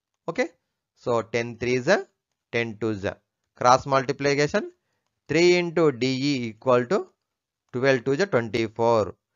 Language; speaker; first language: English; non-native, local second language; Telugu